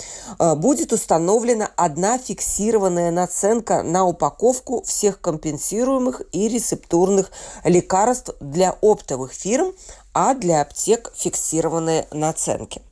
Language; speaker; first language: Russian; native; Russian